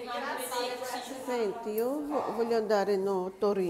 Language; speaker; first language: Italian; non-native, learner; Portuguese